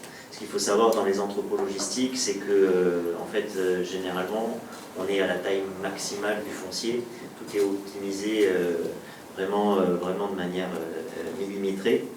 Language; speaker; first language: French; native; French